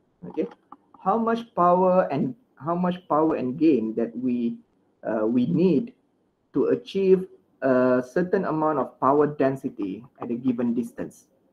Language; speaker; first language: English; non-native, local second language; Malay